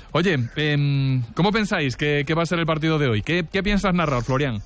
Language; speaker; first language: Spanish; native; Spanish